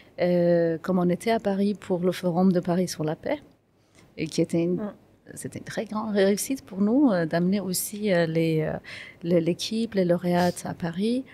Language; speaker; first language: French; non-native, fluent; Kurdish